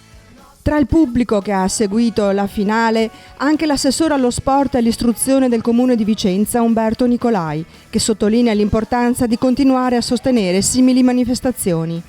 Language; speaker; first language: Italian; native; Italian